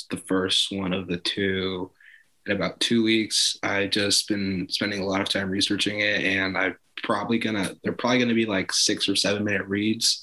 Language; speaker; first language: English; native; English